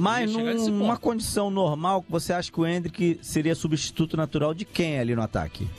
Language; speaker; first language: Portuguese; native; Portuguese